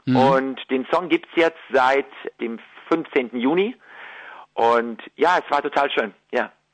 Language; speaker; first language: German; early bilingual, other home language; Russian